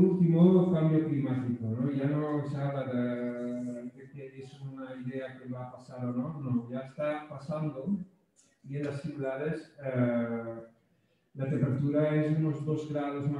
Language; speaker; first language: Spanish; non-native, fluent; Dutch